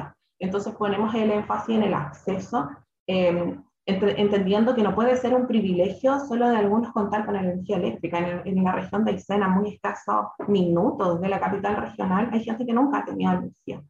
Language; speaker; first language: Spanish; native; Spanish